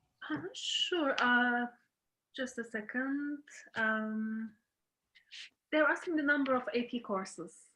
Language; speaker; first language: English; non-native, fluent; Turkish